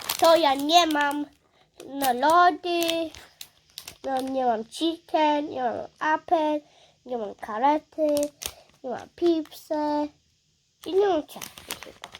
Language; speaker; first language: Polish; early bilingual, heritage; Polish